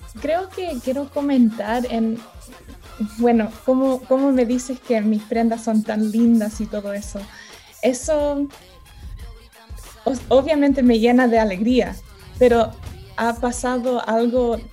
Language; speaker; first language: Spanish; early bilingual, heritage; Spanish